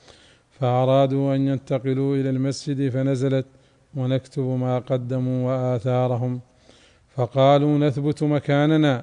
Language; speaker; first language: Arabic; native; Arabic